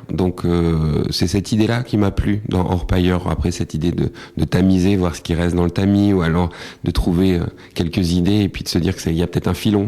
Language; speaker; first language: French; native; French